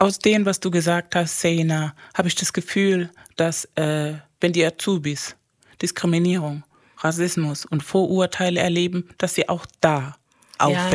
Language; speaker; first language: German; non-native, fluent; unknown